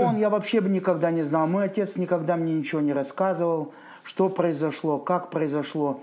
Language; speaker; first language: Russian; native; Russian